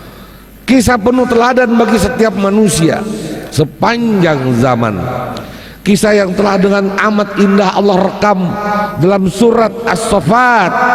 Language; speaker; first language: Indonesian; native; Indonesian